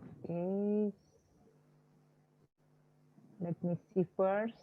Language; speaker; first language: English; non-native, fluent; Indonesian